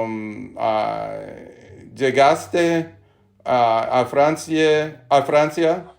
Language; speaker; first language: Spanish; non-native, learner; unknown